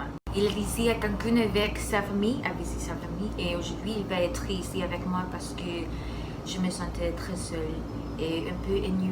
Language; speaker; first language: French; non-native, learner; English